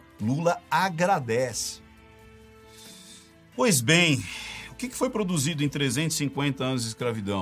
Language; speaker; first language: Portuguese; native; Portuguese